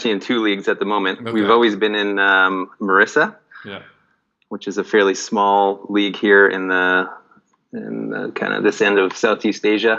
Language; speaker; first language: English; native; English